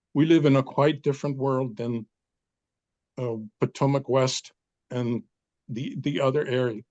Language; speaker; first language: English; non-native, fluent; Danish